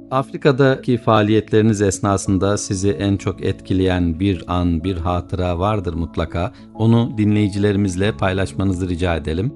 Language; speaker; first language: Turkish; native; Turkish